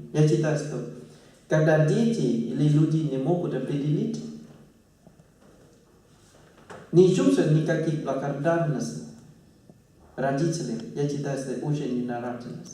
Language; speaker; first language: Russian; non-native, fluent; Thai